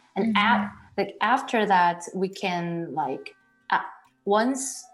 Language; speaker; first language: English; non-native, fluent; Korean